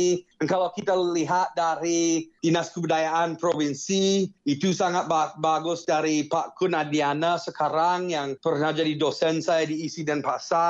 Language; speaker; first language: Indonesian; non-native, fluent; English